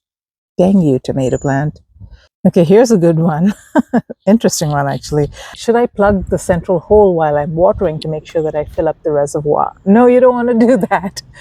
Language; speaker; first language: English; native; English